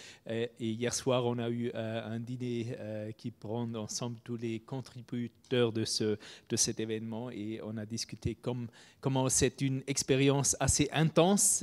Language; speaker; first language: French; non-native, fluent; German